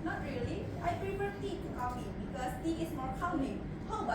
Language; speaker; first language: English; non-native, learner; Indonesian